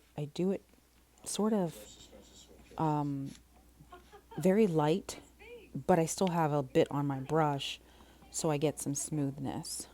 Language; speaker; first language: English; native; English